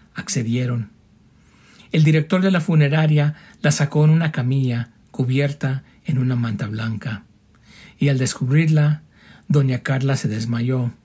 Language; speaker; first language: Spanish; early bilingual, heritage; Spanish